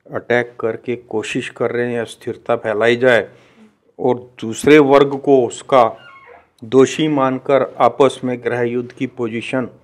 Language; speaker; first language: Hindi; native; Hindi